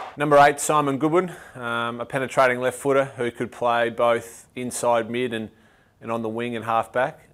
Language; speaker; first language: English; native; English